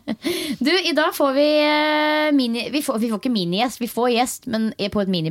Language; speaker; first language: Norwegian; native; Norwegian